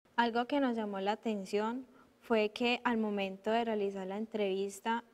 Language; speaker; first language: Spanish; native; Spanish